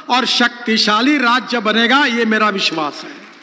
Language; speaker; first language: Hindi; non-native, local second language; Marathi